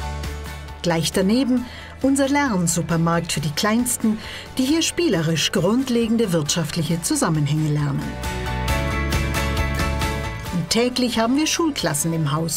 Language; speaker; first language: German; native; German